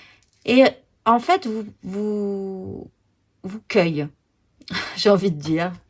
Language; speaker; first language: French; native; French